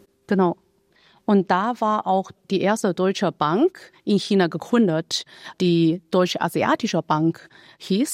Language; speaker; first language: German; non-native, fluent; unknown